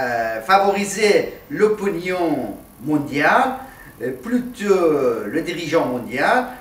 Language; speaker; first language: French; non-native, fluent; Persian